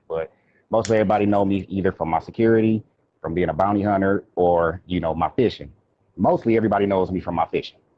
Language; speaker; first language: English; native; English